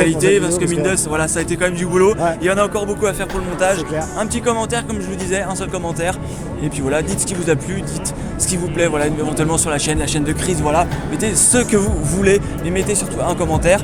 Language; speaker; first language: French; native; French